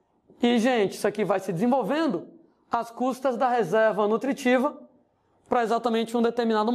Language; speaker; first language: Portuguese; native; Portuguese